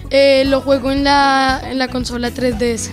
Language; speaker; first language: Spanish; native; Spanish